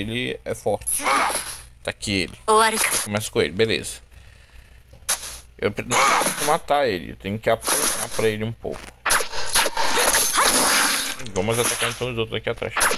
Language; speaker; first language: Portuguese; native; Portuguese